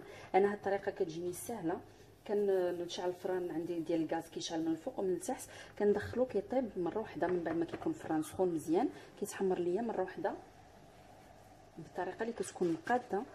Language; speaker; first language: Arabic; native; Arabic